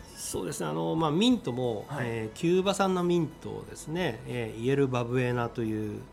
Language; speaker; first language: Japanese; native; Japanese